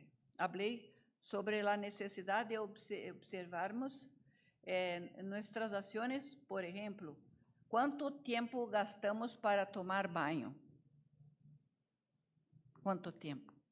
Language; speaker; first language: Spanish; non-native, learner; Portuguese